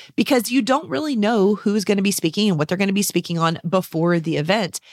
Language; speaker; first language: English; native; English